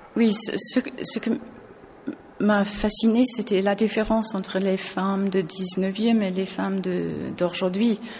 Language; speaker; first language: French; non-native, fluent; English